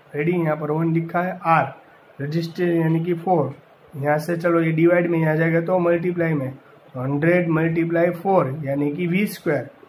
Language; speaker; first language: Hindi; non-native, local second language; Gujarati